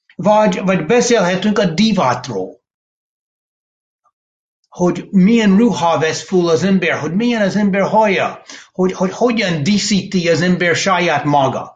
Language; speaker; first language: Hungarian; non-native, fluent; English